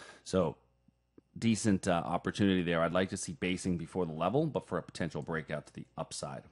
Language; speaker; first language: English; native; English